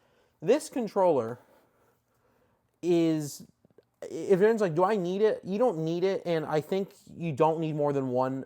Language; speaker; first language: English; native; English